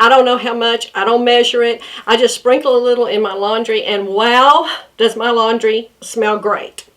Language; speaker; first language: English; native; English